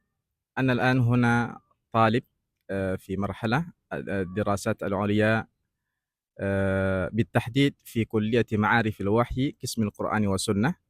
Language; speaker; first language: Arabic; non-native, fluent; Indonesian